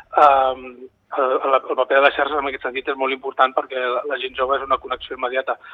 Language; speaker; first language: Catalan; native; Catalan